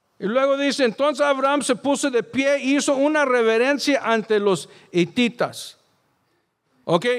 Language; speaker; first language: Spanish; early bilingual, heritage; Spanish